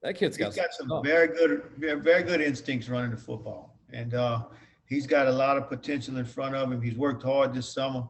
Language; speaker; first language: English; native; English